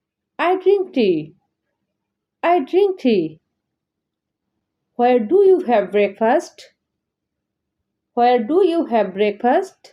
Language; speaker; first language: English; non-native, learner; Bangla